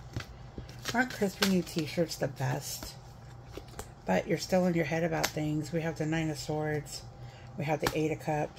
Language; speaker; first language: English; native; English